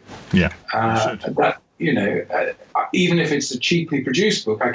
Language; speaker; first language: English; native; English